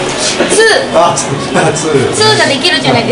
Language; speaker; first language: Japanese; native; Japanese